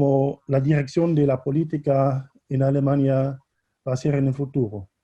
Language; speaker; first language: Spanish; non-native, fluent; German